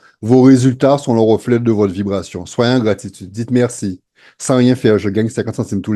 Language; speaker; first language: French; native; French